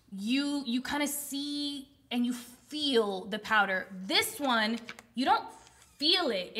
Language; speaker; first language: English; early bilingual, other home language; Spanish